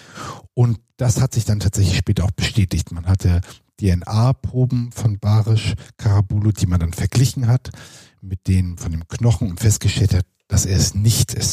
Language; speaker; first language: German; native; German